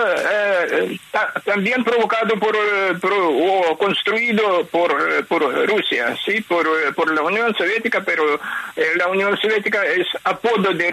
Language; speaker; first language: Spanish; non-native, fluent; Ukrainian